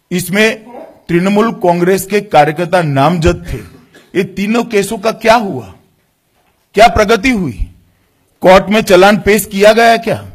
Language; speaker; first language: Hindi; non-native, local second language; Gujarati